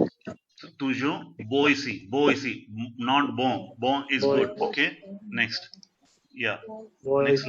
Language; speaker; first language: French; non-native, fluent; Urdu